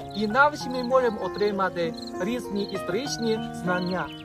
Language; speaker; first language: Ukrainian; non-native, fluent; Chinese